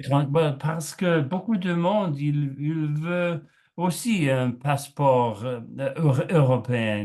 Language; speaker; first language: French; non-native, learner; English